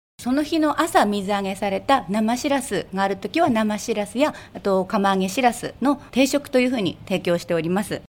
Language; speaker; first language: Japanese; native; Japanese